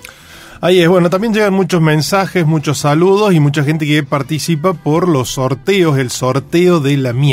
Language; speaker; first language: Spanish; native; Spanish